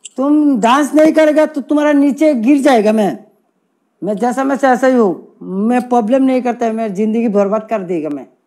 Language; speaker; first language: Hindi; non-native, learner; Bangla